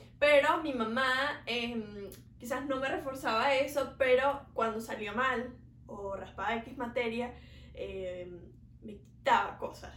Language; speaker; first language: Spanish; native; Spanish